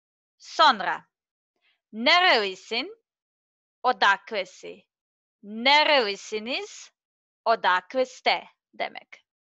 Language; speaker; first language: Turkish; non-native, learner; Serbian